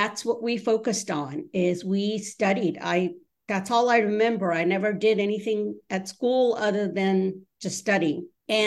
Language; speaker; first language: English; early bilingual, other home language; Bangla